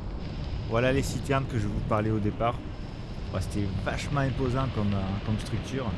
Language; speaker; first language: French; native; French